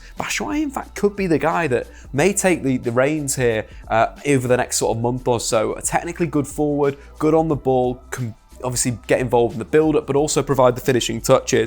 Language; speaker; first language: English; native; English